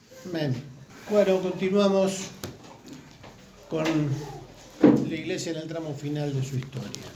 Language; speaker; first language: Spanish; native; Spanish